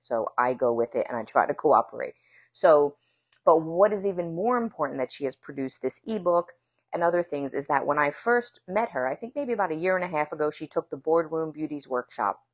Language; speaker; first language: English; native; English